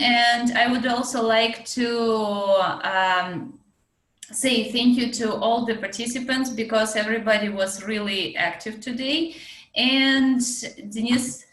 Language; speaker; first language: English; non-native, fluent; Russian